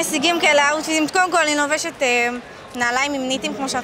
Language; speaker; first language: Hebrew; native; Hebrew